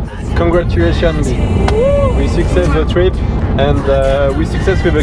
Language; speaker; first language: English; non-native, learner; French